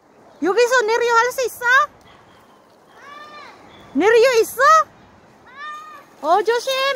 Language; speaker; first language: Korean; non-native, learner; Filipino